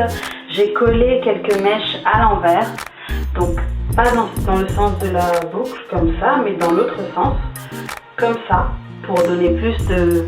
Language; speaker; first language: French; native; French